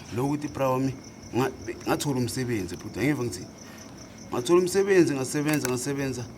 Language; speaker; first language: Zulu; native; Zulu